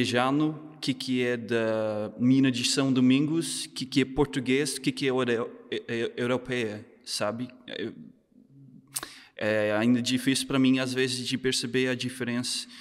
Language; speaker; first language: Portuguese; non-native, fluent; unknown